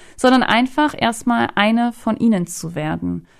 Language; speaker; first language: German; native; German